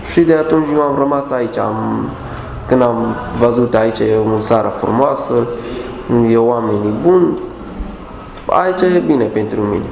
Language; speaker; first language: Romanian; non-native, learner; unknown